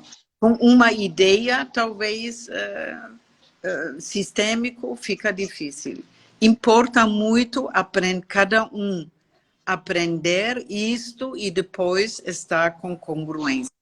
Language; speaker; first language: Portuguese; non-native, learner; German